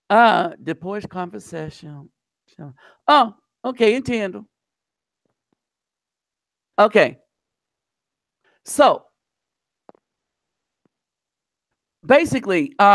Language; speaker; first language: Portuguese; non-native, learner; English